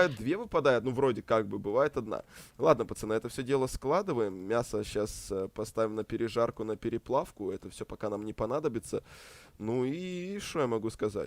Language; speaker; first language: Russian; native; Russian